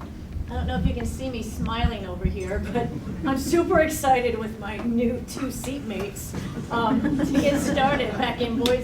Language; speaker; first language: English; native; English